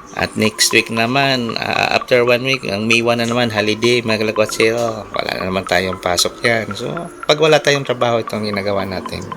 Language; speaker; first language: Filipino; non-native, local second language; Cebuano